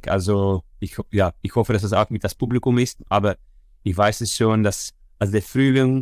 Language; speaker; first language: German; non-native, fluent; Dutch